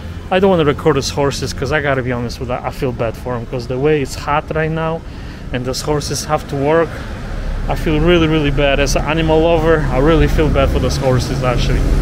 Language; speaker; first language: English; non-native, fluent; Polish